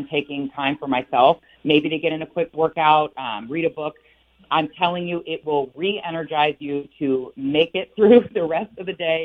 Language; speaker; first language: English; native; English